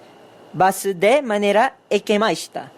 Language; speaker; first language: Japanese; non-native, learner; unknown